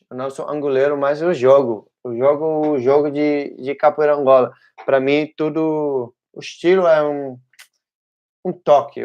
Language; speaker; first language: Portuguese; non-native, learner; Dutch